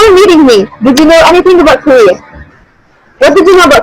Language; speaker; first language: English; non-native, fluent; Arabic